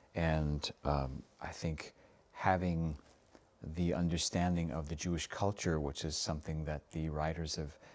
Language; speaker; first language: English; native; English